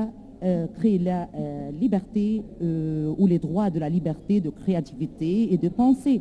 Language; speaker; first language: French; non-native, learner; Arabic